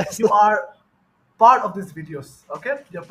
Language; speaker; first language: English; non-native, fluent; Bangla